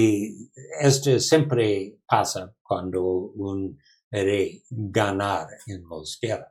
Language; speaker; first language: Spanish; non-native, learner; English